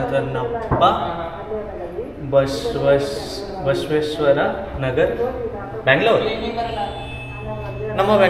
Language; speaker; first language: Kannada; non-native, learner; Hindi